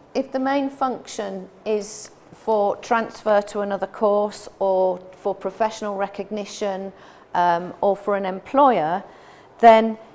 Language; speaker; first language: English; native; English